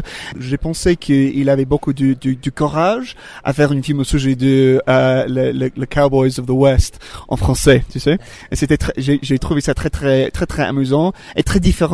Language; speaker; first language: French; non-native, fluent; English